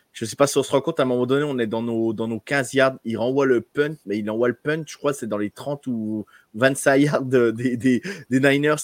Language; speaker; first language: French; native; French